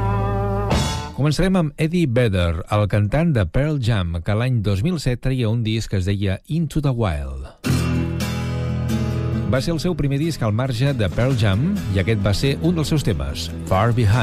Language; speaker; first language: Catalan; native; Catalan